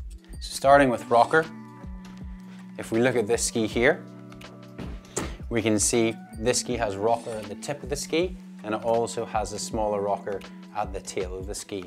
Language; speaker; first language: English; native; English